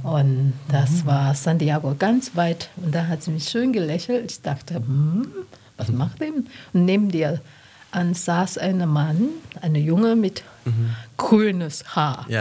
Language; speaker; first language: German; non-native, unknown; Chinese